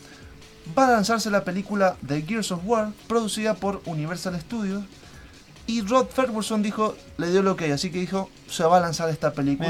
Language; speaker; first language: Spanish; native; Spanish